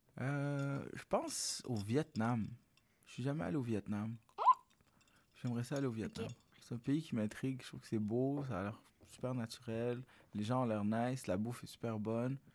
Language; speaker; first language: French; early bilingual, other home language; Arabic